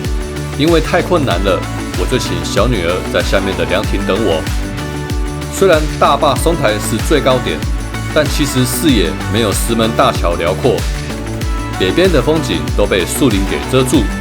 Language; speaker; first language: Chinese; native; Chinese